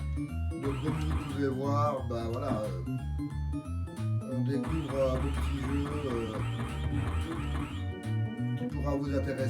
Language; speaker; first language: French; native; French